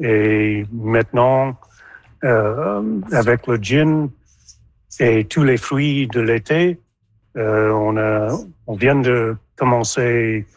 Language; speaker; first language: French; non-native, local second language; English